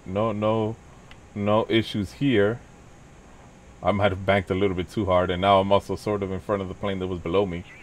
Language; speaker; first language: English; early bilingual, other home language; Spanish